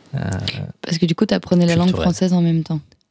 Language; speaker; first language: French; native; French